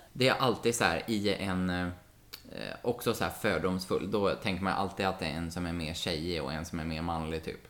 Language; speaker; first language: Swedish; native; Swedish